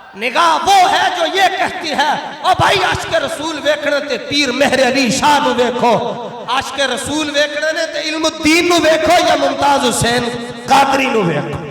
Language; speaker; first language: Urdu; non-native, local second language; Punjabi